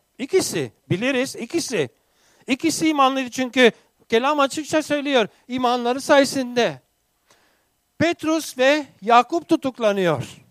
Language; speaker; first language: Turkish; non-native, fluent; English